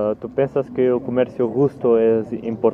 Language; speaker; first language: Spanish; non-native, learner; Portuguese